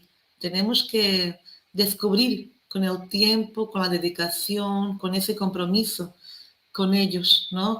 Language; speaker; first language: Spanish; non-native, fluent; Portuguese